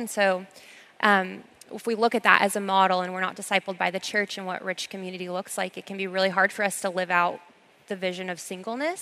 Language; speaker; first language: English; native; English